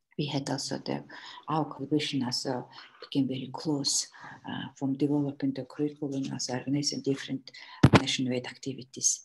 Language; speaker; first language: English; non-native, learner; Mongolian